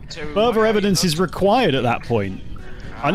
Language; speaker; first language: English; native; English